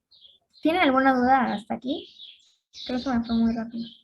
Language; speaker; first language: Spanish; native; Spanish